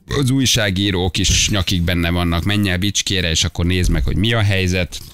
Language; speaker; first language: Hungarian; native; Hungarian